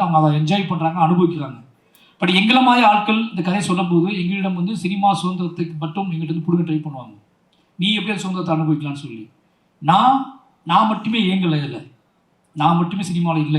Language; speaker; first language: Tamil; native; Tamil